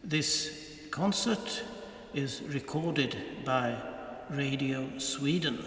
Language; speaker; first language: English; non-native, fluent; Swedish